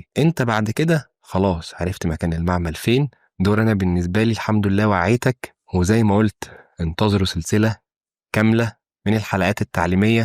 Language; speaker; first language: Arabic; native; Arabic